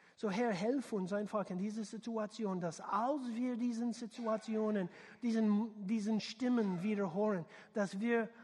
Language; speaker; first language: German; non-native, learner; English